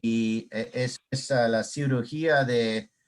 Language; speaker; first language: Spanish; non-native, learner; English